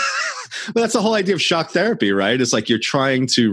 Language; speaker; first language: English; native; English